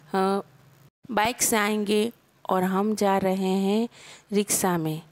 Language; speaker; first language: Hindi; non-native, local second language; Gujarati